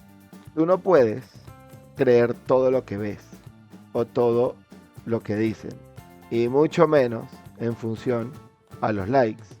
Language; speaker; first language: Spanish; native; Spanish